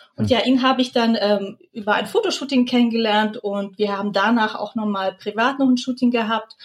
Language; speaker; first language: German; early bilingual, other home language; Russian